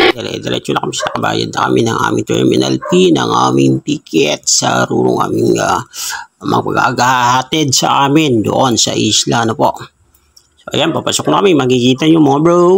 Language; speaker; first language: Filipino; non-native, local second language; Bikol